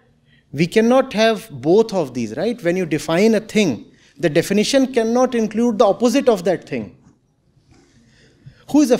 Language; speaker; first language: English; non-native, local second language; Hindi